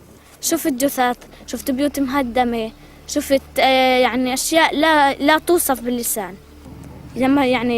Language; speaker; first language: Arabic; native; Arabic